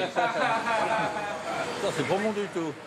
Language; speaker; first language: French; native; French